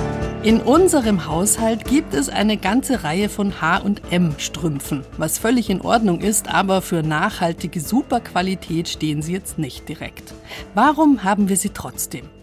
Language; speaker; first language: German; native; German